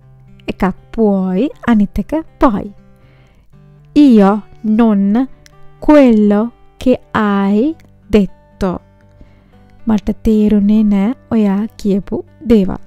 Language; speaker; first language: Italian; non-native, fluent; Sinhala